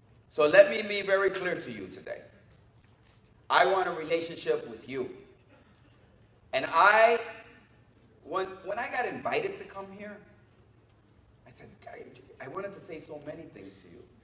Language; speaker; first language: English; early bilingual, other home language; Spanish